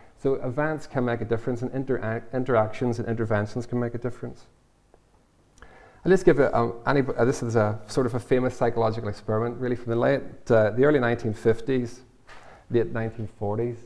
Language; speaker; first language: English; native; English